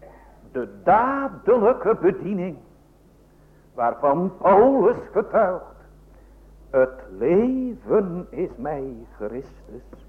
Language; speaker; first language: Dutch; native; Dutch